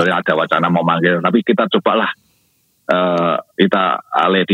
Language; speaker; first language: Indonesian; native; Indonesian